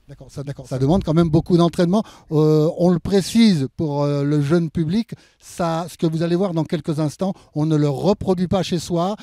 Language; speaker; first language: French; native; French